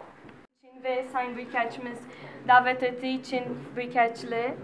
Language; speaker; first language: Turkish; non-native, fluent; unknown